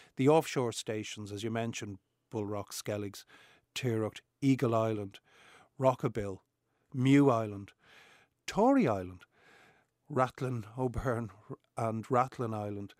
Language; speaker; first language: English; native; English